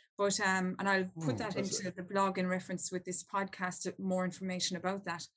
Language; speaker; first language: English; native; English